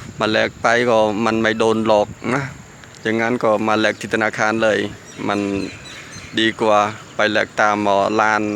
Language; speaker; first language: Thai; non-native, fluent; Khmer